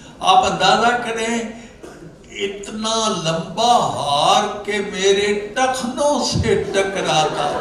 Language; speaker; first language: Urdu; non-native, local second language; Punjabi